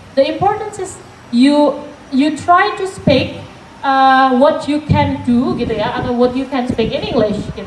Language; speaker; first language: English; non-native, fluent; Indonesian